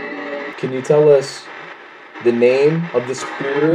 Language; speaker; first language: English; native; English